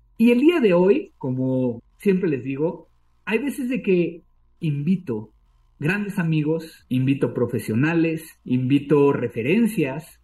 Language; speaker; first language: Spanish; native; Spanish